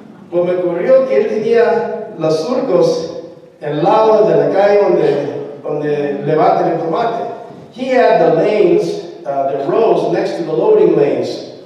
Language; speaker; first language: Spanish; early bilingual, heritage; Spanish